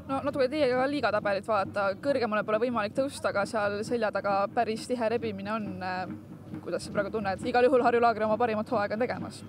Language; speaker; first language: Estonian; native; Estonian